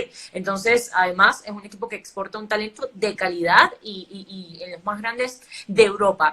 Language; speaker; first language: Spanish; native; Spanish